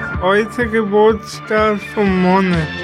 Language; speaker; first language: German; non-native, learner; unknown